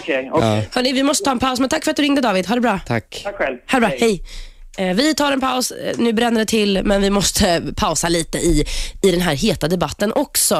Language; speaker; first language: Swedish; native; Swedish